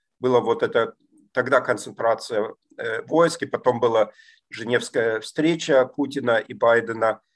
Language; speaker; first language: Russian; non-native, fluent; German